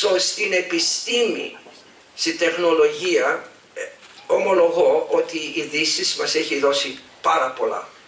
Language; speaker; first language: Greek; early bilingual, heritage; Greek